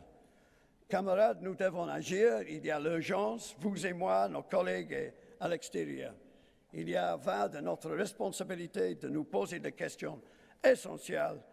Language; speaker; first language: French; non-native, fluent; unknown